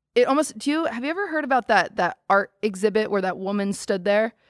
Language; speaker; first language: English; native; English